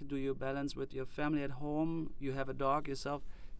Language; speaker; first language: English; non-native, fluent; German